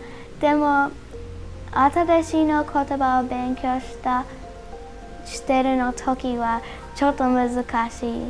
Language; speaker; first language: Japanese; non-native, learner; English